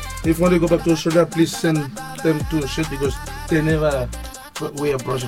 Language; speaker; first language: English; non-native, local second language; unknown